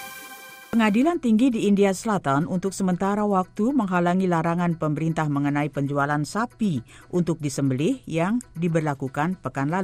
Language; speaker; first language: Indonesian; native; Indonesian